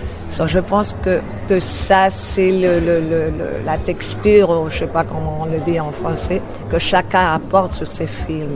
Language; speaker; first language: French; non-native, fluent; Spanish